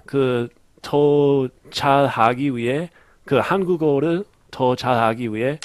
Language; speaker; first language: Korean; non-native, learner; English